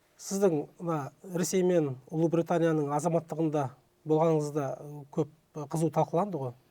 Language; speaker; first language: Kazakh; native; Kazakh